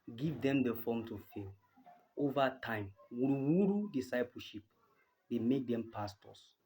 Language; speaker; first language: English; non-native, local second language; Yoruba